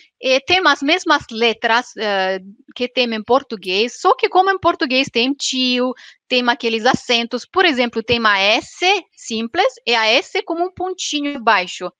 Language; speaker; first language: Portuguese; non-native, fluent; Romanian